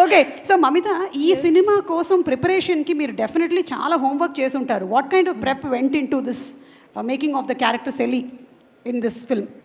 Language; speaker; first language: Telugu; native; Telugu